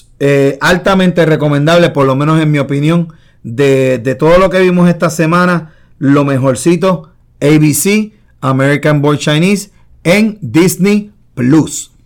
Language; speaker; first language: Spanish; native; Spanish